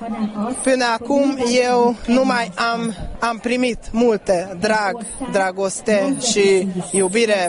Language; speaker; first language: Romanian; non-native, fluent; Hungarian